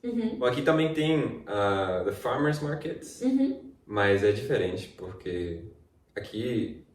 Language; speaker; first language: Portuguese; non-native, fluent; English